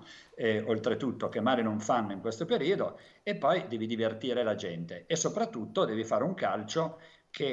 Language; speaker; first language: Italian; native; Italian